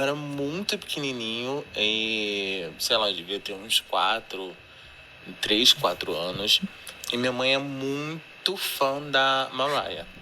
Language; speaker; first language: Portuguese; native; Portuguese